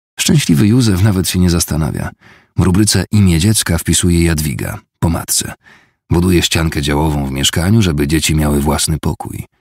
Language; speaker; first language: Polish; native; Polish